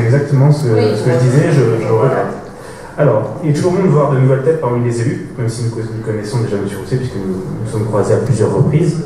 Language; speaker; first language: French; native; French